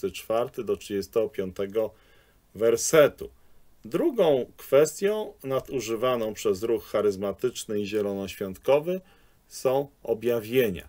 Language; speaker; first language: Polish; native; Polish